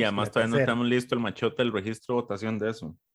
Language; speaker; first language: Spanish; native; Spanish